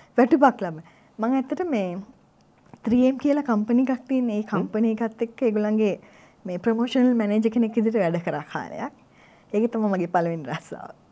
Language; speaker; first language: Sinhala; native; Sinhala